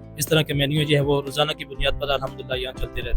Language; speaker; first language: Urdu; native; Urdu